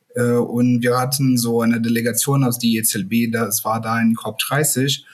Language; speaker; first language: German; non-native, fluent; Portuguese